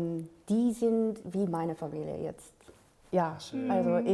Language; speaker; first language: German; non-native, fluent; Korean